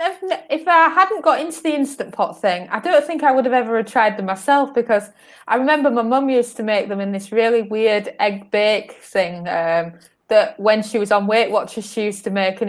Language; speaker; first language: English; native; English